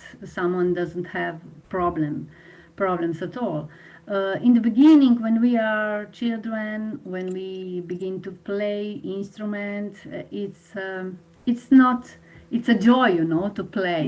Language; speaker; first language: English; non-native, fluent; Slovenian